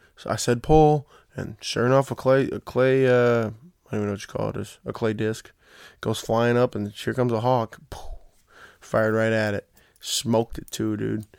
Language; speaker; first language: English; native; English